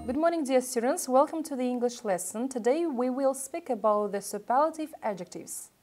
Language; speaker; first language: English; non-native, fluent; Kazakh